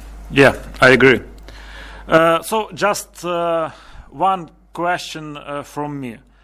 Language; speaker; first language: English; non-native, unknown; Ukrainian